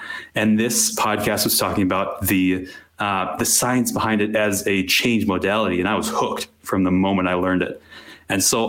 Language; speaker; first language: English; native; English